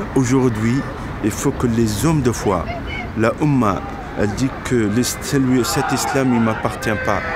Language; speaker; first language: French; non-native, local second language; Arabic